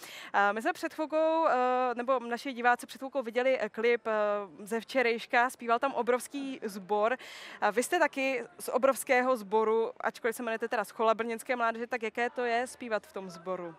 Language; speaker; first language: Czech; native; Czech